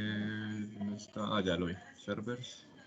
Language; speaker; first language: Spanish; native; Spanish